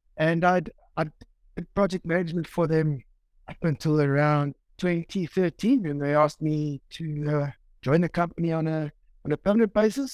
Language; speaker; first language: English; native; English